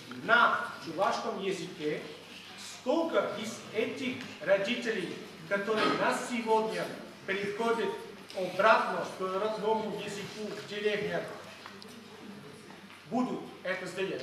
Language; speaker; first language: Russian; non-native, fluent; Catalan